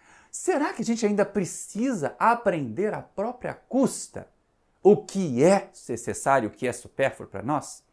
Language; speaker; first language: Portuguese; native; Portuguese